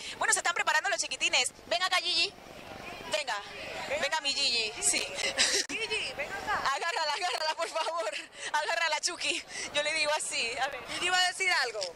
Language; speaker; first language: Spanish; native; Spanish